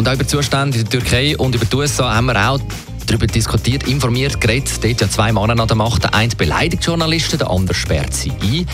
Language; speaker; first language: German; native; German